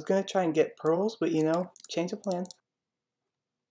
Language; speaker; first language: English; native; English